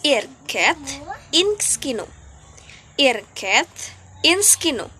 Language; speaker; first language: German; non-native, learner; Indonesian